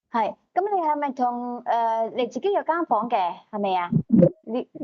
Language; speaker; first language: Cantonese; native; Cantonese